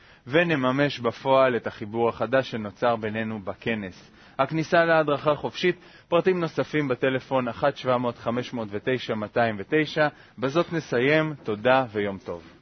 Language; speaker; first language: Hebrew; native; Hebrew